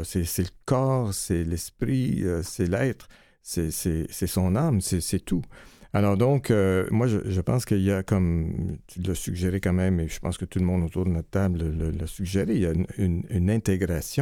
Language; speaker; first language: French; native; French